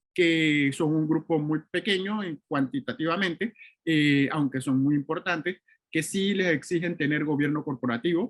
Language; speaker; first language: Spanish; native; Spanish